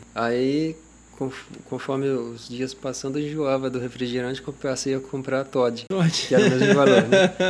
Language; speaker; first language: Portuguese; native; Portuguese